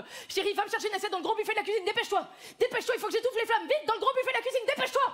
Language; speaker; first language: French; native; French